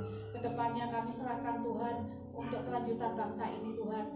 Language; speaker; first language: Indonesian; non-native, local second language; Javanese